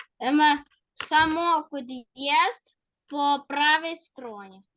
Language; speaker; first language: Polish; non-native, learner; Ukrainian